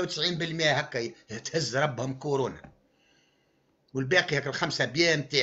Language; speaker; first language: Arabic; native; Arabic